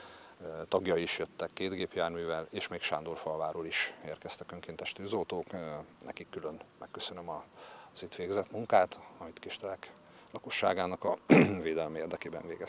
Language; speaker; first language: Hungarian; native; Hungarian